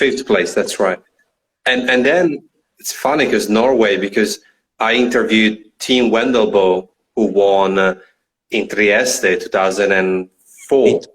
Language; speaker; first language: English; non-native, fluent; Italian